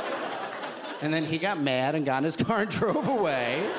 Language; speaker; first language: English; native; English